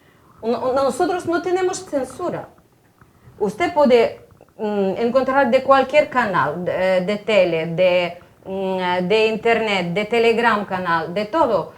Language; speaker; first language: Spanish; non-native, fluent; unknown